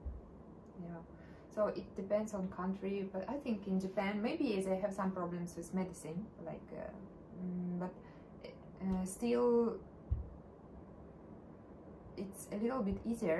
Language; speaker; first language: English; non-native, learner; Russian